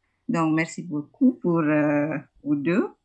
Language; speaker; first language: French; non-native, fluent; Indonesian